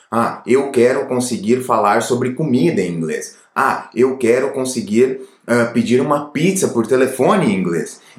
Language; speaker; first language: Portuguese; native; Portuguese